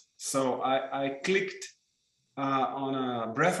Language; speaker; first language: English; non-native, fluent; Slovenian